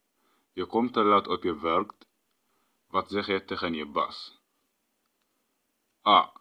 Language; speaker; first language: Dutch; non-native, fluent; Tigrinya